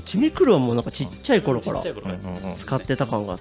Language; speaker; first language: Japanese; native; Japanese